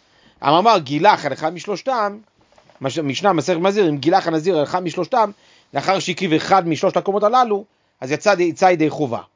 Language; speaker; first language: Hebrew; native; Hebrew